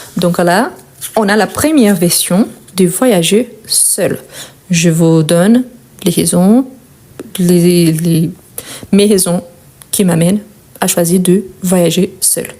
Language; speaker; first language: French; non-native, fluent; Portuguese